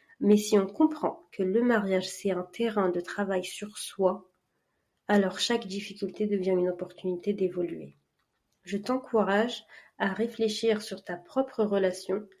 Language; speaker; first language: French; early bilingual, other home language; Arabic